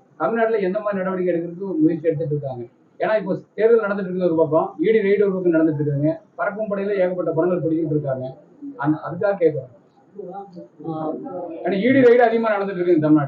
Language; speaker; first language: Tamil; native; Tamil